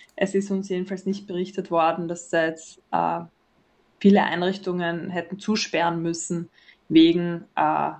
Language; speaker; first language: German; native; German